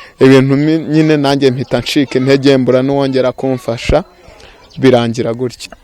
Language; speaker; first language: Kinyarwanda; native; Kinyarwanda